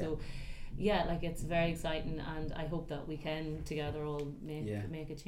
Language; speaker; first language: English; native; English